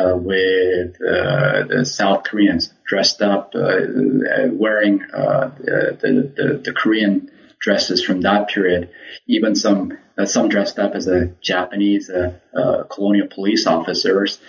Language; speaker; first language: English; early bilingual, other home language; Korean